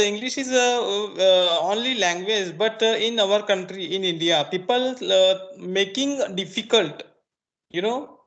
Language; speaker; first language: English; non-native, learner; Marathi